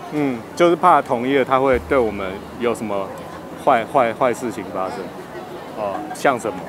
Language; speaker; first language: Chinese; native; Chinese